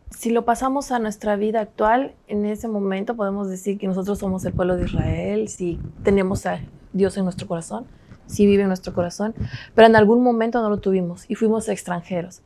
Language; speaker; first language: Spanish; native; Spanish